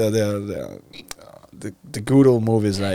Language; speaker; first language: English; non-native, fluent; Italian